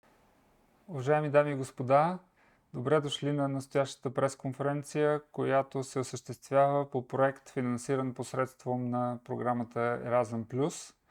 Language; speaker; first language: Bulgarian; native; Bulgarian